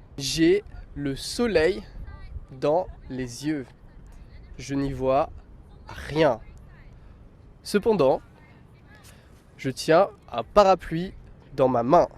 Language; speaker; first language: French; native; French